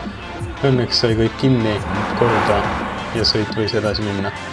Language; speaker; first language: Estonian; native; Estonian